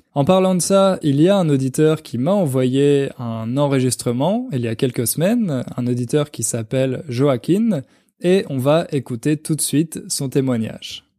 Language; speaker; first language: French; native; French